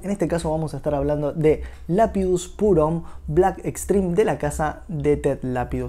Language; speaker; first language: Spanish; native; Spanish